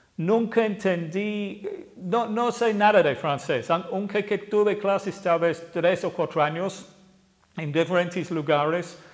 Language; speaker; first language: Spanish; non-native, fluent; English